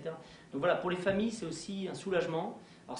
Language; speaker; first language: French; native; French